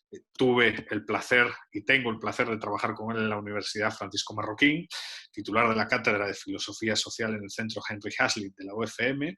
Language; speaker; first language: Spanish; native; Spanish